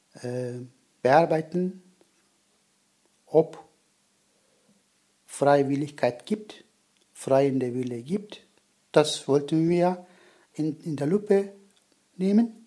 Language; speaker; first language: German; non-native, learner; Turkish